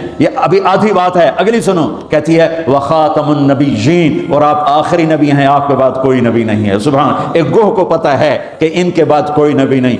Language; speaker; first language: Urdu; non-native, local second language; Punjabi